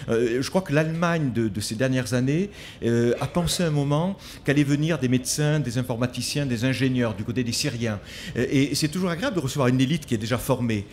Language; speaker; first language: French; native; French